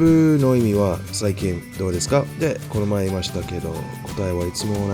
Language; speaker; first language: Japanese; non-native, fluent; English